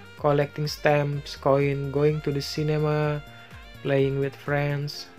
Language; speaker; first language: English; non-native, fluent; Indonesian